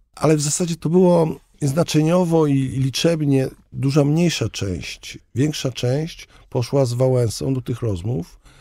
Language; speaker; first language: Polish; native; Polish